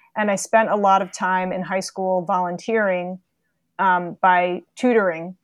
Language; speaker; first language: English; native; English